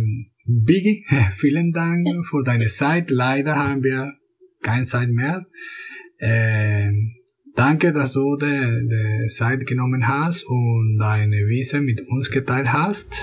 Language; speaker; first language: German; non-native, fluent; Spanish